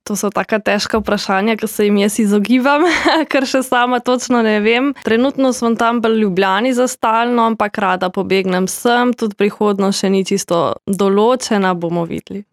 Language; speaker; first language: Slovenian; native; Slovenian